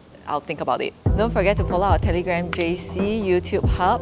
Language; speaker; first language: English; non-native, local second language; Chinese